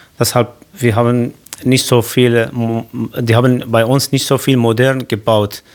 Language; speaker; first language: German; non-native, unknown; Kurdish